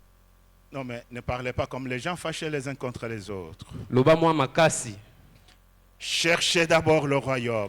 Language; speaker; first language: French; non-native, local second language; Lingala